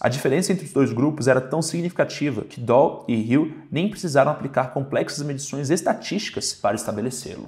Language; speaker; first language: Portuguese; native; Portuguese